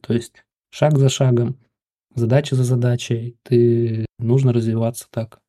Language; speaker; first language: Russian; native; Russian